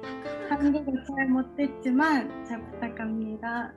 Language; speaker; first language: Korean; non-native, learner; Japanese